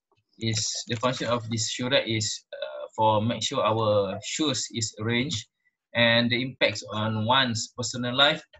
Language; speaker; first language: English; non-native, local second language; Malay